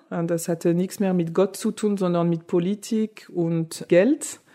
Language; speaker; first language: German; non-native, fluent; French